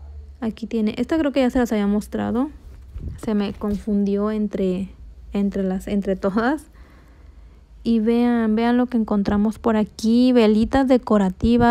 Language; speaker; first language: Spanish; native; Spanish